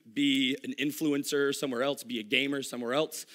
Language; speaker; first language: English; native; English